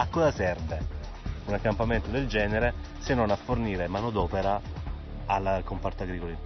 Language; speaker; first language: Italian; native; Italian